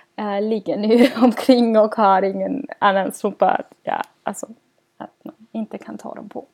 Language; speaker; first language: Swedish; non-native, fluent; German